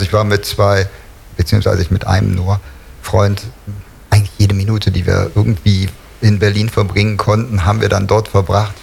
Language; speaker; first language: German; native; German